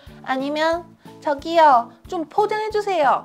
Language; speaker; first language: Korean; non-native, fluent; Chinese